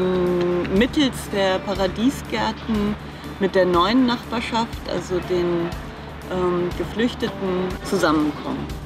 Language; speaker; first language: German; native; German